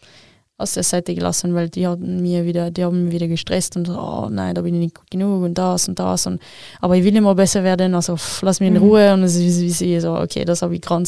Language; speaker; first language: German; non-native, local second language; French